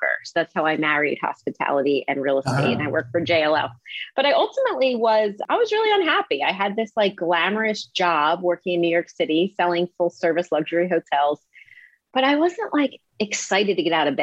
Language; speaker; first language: English; native; English